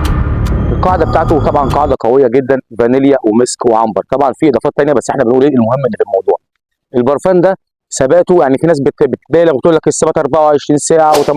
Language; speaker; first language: Arabic; native; Arabic